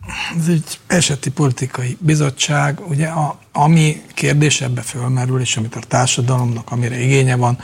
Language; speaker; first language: Hungarian; native; Hungarian